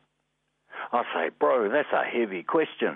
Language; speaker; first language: English; native; English